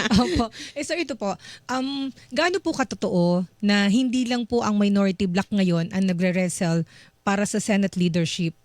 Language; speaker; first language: Filipino; native; Filipino